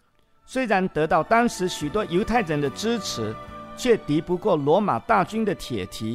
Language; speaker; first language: Chinese; native; Chinese